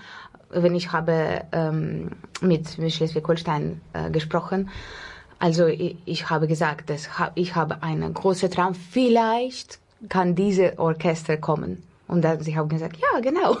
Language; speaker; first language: German; non-native, learner; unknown